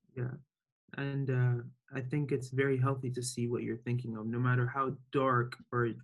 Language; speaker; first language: English; early bilingual, other home language; Arabic